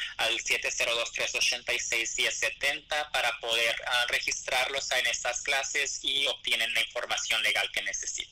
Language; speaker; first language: Spanish; early bilingual, other home language; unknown